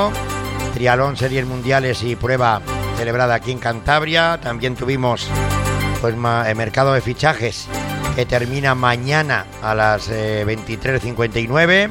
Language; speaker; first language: Spanish; native; Spanish